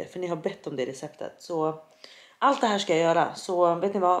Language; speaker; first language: Swedish; native; Swedish